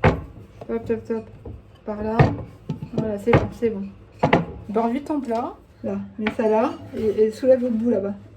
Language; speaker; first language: French; native; French